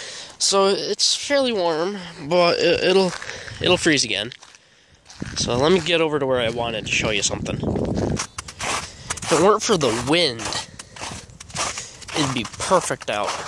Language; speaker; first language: English; native; English